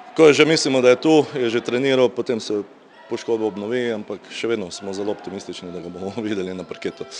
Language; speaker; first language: Slovenian; native; Slovenian